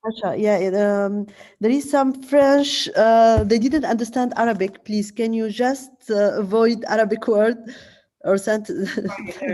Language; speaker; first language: English; non-native, fluent; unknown